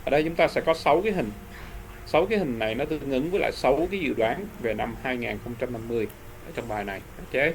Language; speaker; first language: Vietnamese; native; Vietnamese